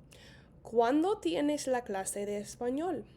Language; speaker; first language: Spanish; non-native, fluent; English